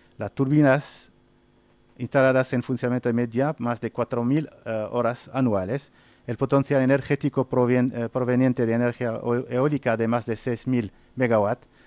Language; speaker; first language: Spanish; non-native, fluent; Arabic